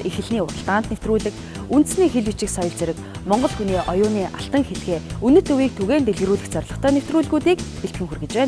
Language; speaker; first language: Mongolian; native; Mongolian